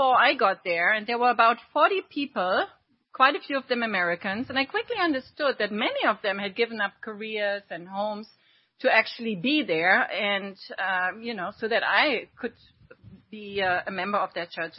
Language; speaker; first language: English; non-native, fluent; German